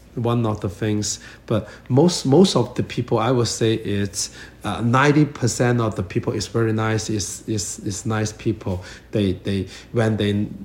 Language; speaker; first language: English; non-native, learner; Chinese